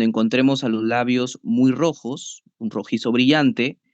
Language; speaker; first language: Spanish; native; Spanish